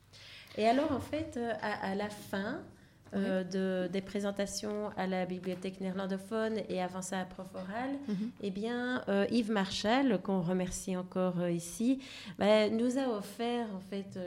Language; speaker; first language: French; native; French